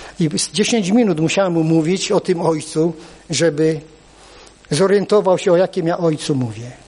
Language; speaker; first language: Polish; native; Polish